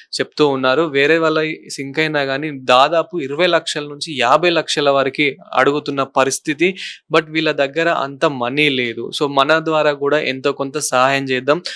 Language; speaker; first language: Telugu; native; Telugu